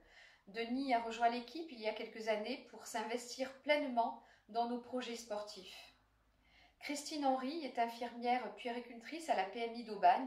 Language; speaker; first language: French; native; French